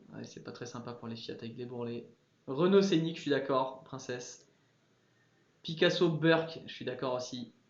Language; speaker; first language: French; early bilingual, other home language; English